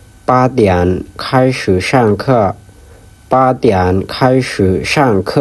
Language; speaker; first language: Chinese; non-native, fluent; Lao